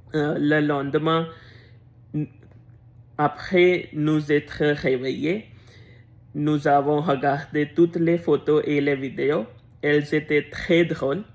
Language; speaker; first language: French; non-native, learner; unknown